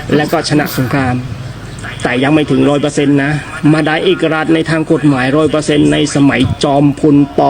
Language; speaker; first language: Thai; non-native, fluent; Khmer